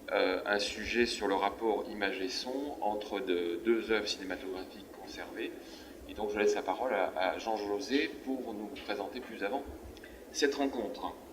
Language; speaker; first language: French; native; French